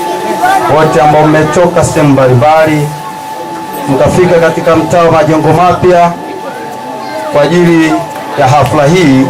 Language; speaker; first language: Swahili; native; Swahili